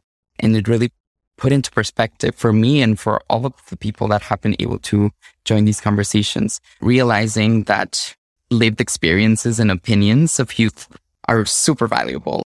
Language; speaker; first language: English; non-native, fluent; Spanish